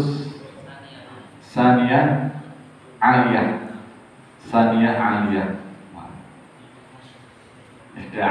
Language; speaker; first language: Arabic; non-native, fluent; Indonesian